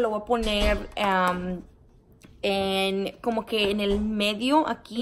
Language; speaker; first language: Spanish; early bilingual, heritage; Spanish